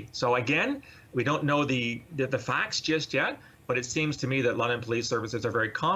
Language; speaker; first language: English; native; English